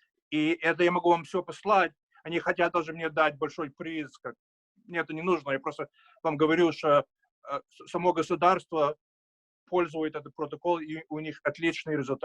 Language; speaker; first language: Russian; early bilingual, heritage; Russian